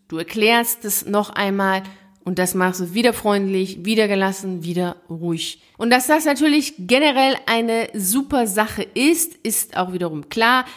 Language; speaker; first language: German; native; German